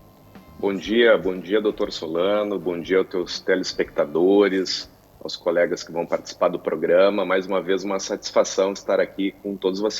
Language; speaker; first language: Portuguese; native; Portuguese